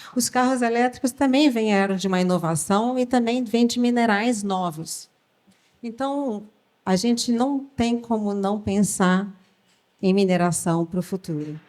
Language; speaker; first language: Portuguese; early bilingual, other home language; French